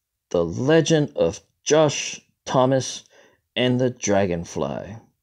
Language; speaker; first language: English; native; English